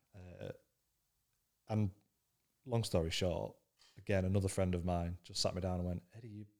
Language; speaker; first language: English; native; English